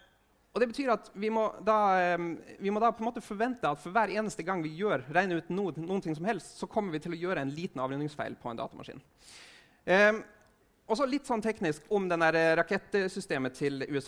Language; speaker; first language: Norwegian; native; Norwegian